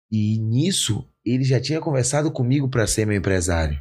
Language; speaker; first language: Portuguese; native; Portuguese